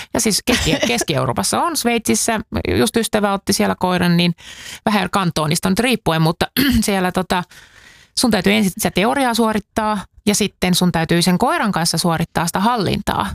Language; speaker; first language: Finnish; native; Finnish